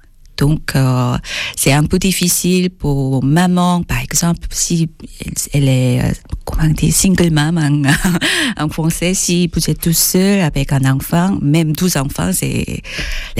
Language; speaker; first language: French; non-native, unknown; Korean